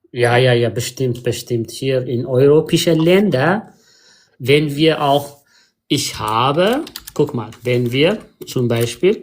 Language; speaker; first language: German; non-native, fluent; Amharic